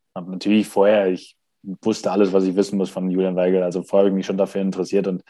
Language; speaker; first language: German; native; German